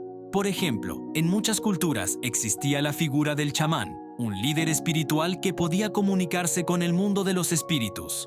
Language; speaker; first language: Spanish; native; Spanish